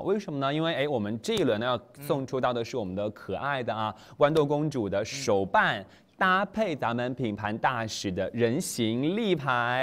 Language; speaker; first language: Chinese; native; Chinese